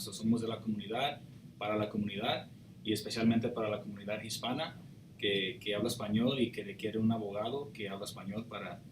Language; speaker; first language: Spanish; early bilingual, heritage; Spanish